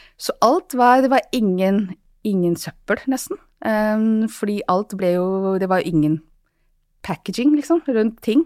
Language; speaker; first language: Norwegian; non-native, fluent; Hindi